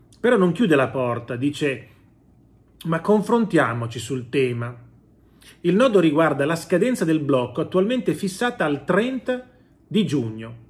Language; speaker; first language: Italian; native; Italian